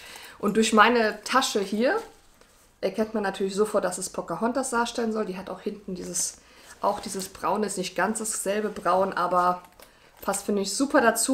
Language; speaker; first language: German; native; German